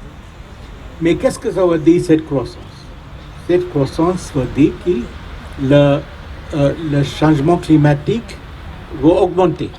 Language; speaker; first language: French; non-native, fluent; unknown